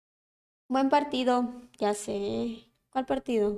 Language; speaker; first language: Spanish; native; Spanish